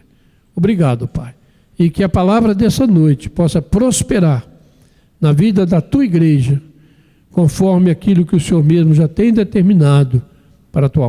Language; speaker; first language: Portuguese; native; Portuguese